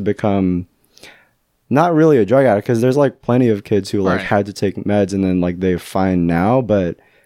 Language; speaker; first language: English; native; English